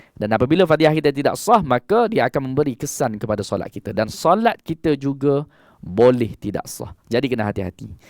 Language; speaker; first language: Malay; native; Malay